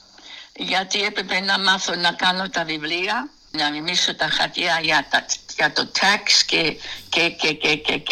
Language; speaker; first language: Greek; early bilingual, heritage; Greek